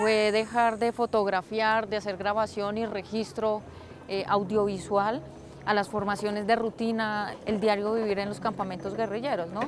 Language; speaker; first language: Spanish; native; Spanish